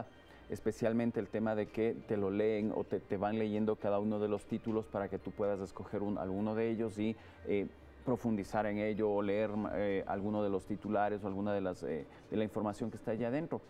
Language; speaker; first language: Spanish; native; Spanish